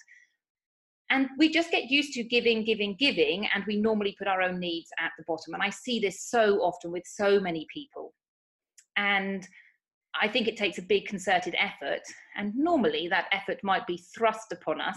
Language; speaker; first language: English; native; English